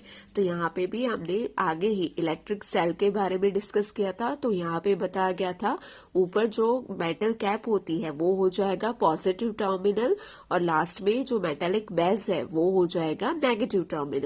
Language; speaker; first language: Hindi; non-native, local second language; Gujarati